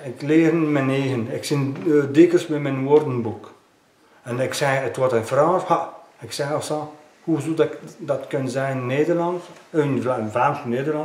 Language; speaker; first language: Dutch; non-native, local second language; French